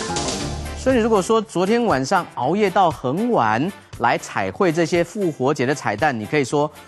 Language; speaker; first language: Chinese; native; Chinese